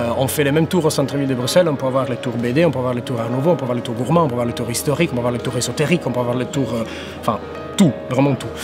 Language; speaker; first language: French; non-native, fluent; Italian